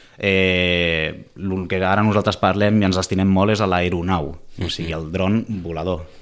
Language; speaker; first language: Catalan; native; Catalan